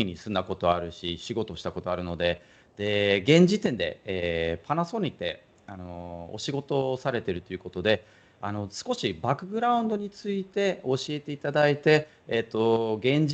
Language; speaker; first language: Japanese; non-native, fluent; German